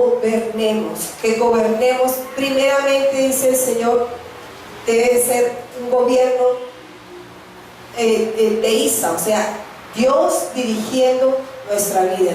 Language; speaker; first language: Spanish; native; Spanish